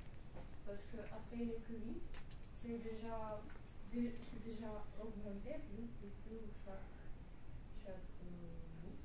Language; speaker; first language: French; non-native, learner; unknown